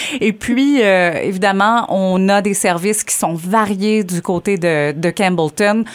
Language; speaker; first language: French; native; French